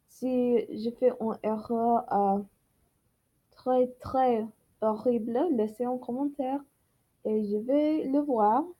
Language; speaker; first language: French; non-native, learner; English